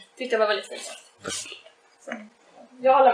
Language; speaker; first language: Swedish; native; Swedish